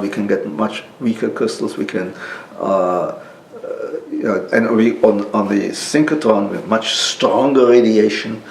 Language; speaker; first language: English; non-native, local second language; German